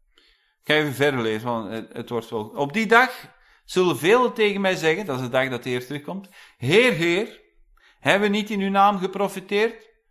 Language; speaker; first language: Dutch; non-native, fluent; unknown